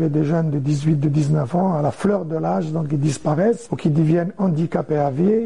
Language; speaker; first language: French; non-native, local second language; Arabic